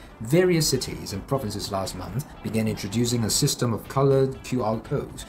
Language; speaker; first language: English; non-native, local second language; Cantonese